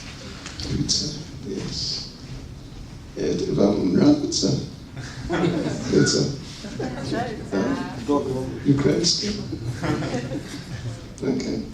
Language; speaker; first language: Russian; non-native, learner; English